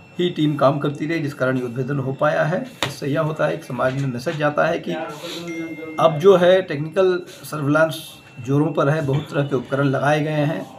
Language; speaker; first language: Hindi; native; Hindi